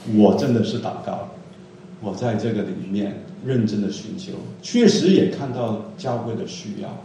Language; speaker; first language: Chinese; non-native, local second language; Cantonese